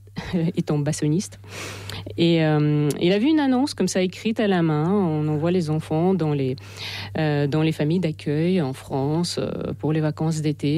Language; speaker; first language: French; non-native, fluent; Russian